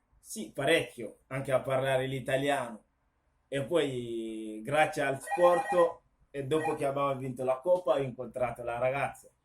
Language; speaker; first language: Italian; non-native, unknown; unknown